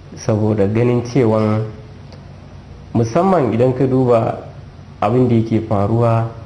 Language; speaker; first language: Hausa; non-native, local second language; Fula